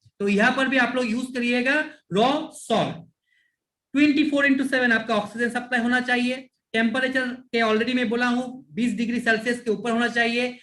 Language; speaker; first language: Hindi; non-native, local second language; Bangla